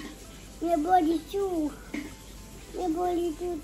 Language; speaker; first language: Polish; early bilingual, heritage; Polish